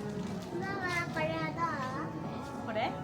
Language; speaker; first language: Japanese; early bilingual, other home language; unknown